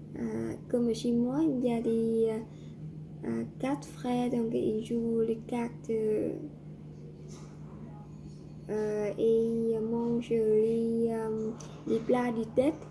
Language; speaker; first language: French; non-native, learner; Vietnamese